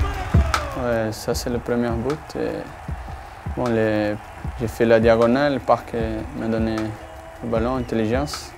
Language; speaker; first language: French; non-native, learner; Portuguese